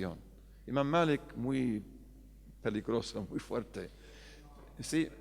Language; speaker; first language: Spanish; non-native, fluent; English